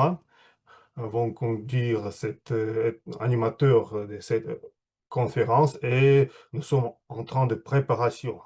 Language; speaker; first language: French; non-native, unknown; Russian